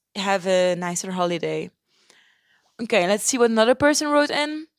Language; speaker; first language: English; non-native, fluent; Dutch